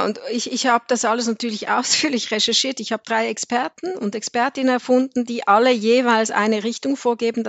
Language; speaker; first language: German; native; German